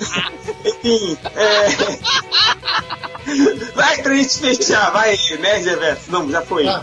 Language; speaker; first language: Portuguese; native; Portuguese